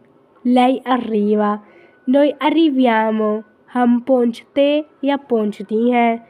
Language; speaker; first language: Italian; non-native, fluent; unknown